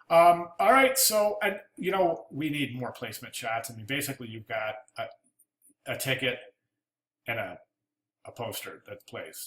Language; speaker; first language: English; native; English